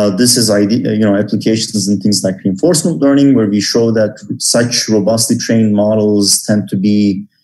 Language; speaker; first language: English; non-native, fluent; Turkish